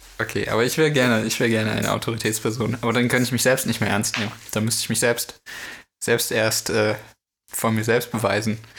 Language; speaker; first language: German; native; German